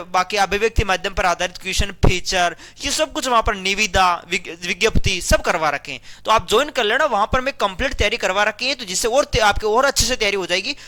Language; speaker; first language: Hindi; native; Hindi